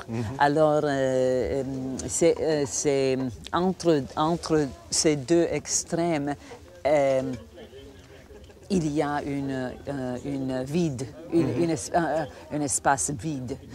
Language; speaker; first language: French; non-native, fluent; Croatian